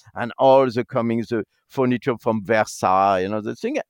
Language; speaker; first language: English; non-native, learner; French